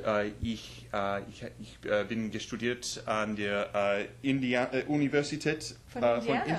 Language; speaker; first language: German; non-native, learner; English